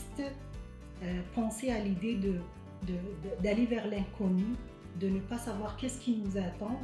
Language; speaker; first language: French; non-native, local second language; Arabic